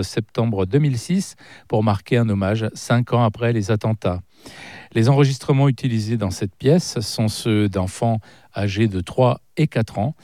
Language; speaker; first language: French; native; French